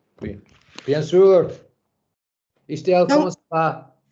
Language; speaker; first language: French; non-native, learner; English